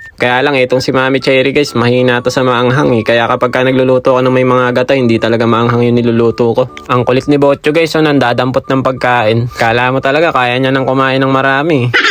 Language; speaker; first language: Filipino; native; Filipino